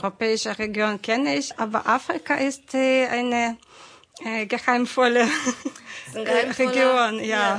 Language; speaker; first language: German; non-native, fluent; Ukrainian